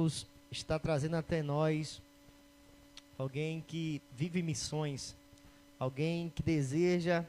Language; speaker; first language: Portuguese; native; Portuguese